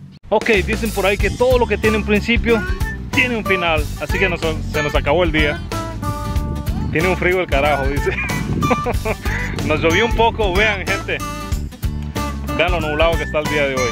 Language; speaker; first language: Spanish; native; Spanish